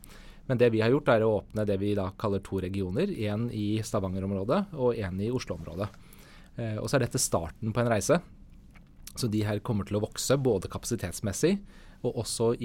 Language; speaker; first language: Norwegian; native; Norwegian